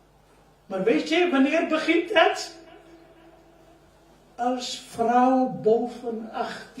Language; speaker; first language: Dutch; non-native, learner; Urdu